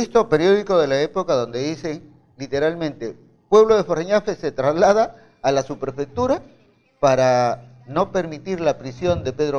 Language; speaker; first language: Spanish; native; Spanish